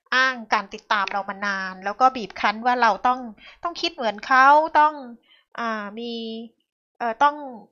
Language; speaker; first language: Thai; native; Thai